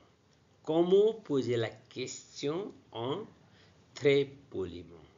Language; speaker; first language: French; non-native, learner; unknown